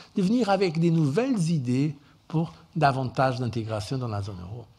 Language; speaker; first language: French; non-native, fluent; Portuguese